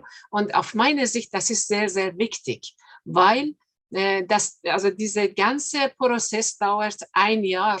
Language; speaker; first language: German; non-native, fluent; Persian